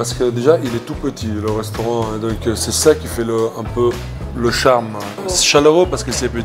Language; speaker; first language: French; non-native, fluent; Italian